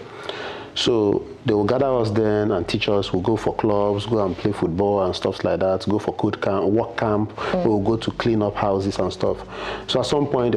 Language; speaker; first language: English; non-native, local second language; Igbo